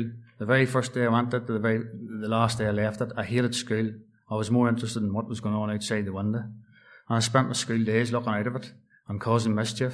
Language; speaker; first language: English; native; English